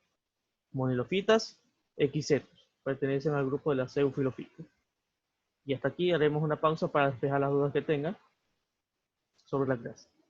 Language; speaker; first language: Spanish; native; Spanish